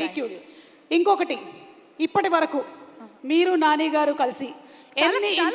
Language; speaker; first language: Telugu; native; Telugu